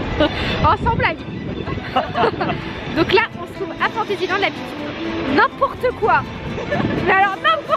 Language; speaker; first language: French; native; French